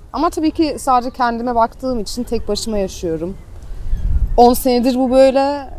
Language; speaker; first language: Turkish; early bilingual, heritage; Turkish